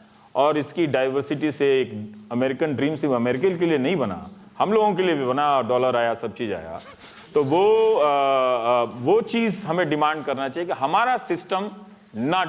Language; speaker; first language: Hindi; native; Hindi